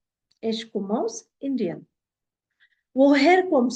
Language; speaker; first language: German; non-native, fluent; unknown